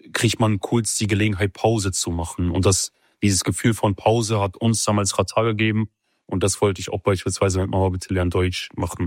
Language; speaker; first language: German; early bilingual, other home language; Kurdish